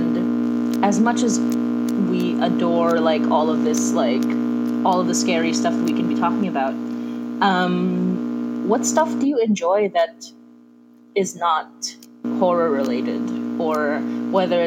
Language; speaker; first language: English; non-native, local second language; Filipino